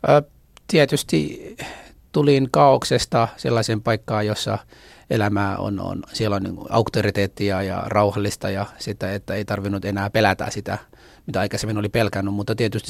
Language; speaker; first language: Finnish; non-native, fluent; Somali